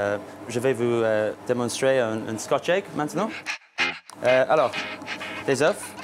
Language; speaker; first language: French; non-native, learner; English